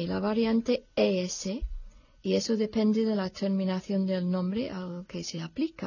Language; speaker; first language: Spanish; non-native, fluent; English